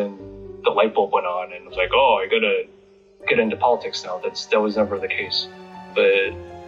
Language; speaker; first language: English; native; English